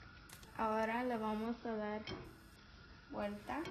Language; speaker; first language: Spanish; early bilingual, heritage; Spanish